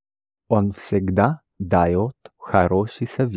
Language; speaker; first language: Russian; non-native, learner; English